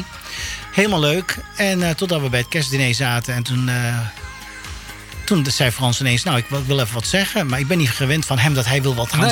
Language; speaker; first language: Dutch; native; Dutch